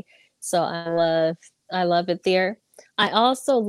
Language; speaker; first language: English; native; English